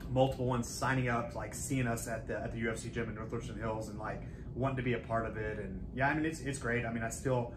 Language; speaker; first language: English; native; English